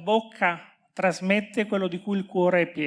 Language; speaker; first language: Italian; native; Italian